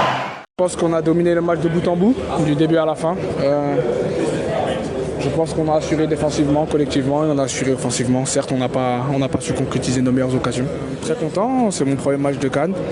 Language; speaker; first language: French; native; French